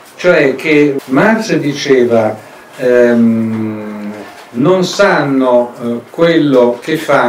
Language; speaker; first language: Italian; native; Italian